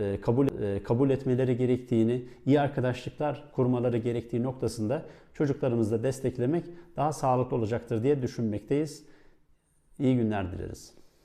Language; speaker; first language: Turkish; native; Turkish